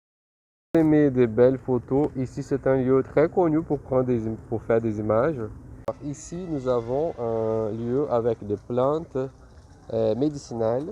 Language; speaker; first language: French; non-native, fluent; Portuguese